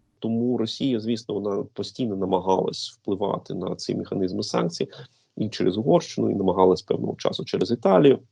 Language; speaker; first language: Ukrainian; native; Ukrainian